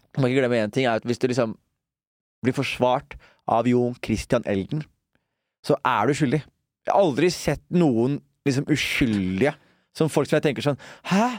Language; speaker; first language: Norwegian; early bilingual, other home language; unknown